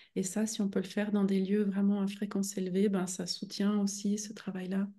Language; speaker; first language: French; native; French